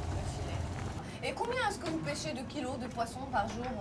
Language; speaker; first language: French; non-native, local second language; Arabic